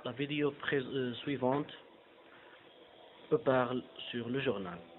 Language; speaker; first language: French; non-native, learner; Arabic